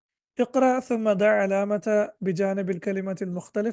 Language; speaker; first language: Arabic; non-native, fluent; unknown